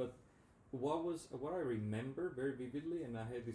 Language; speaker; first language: English; non-native, fluent; Greek